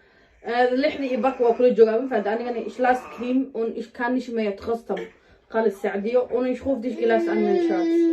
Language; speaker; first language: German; non-native, learner; Somali